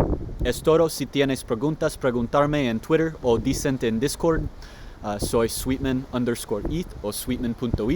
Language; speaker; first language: Spanish; non-native, learner; English